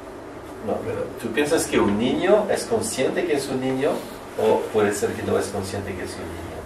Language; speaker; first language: Spanish; non-native, learner; French